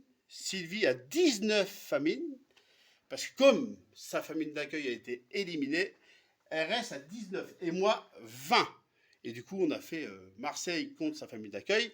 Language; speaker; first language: French; native; French